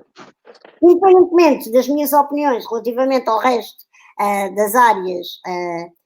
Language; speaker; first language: Portuguese; native; Portuguese